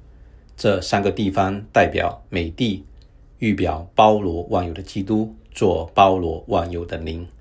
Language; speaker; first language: Chinese; native; Chinese